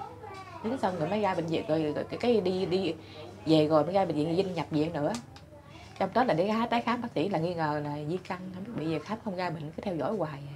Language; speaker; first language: Vietnamese; native; Vietnamese